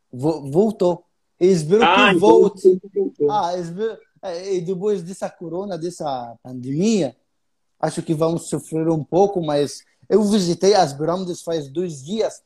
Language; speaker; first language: Portuguese; non-native, fluent; Arabic